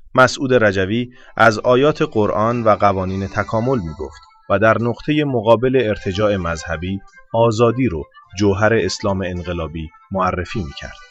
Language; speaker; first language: Persian; native; Persian